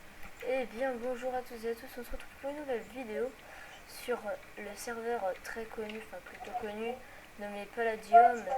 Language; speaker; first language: French; native; French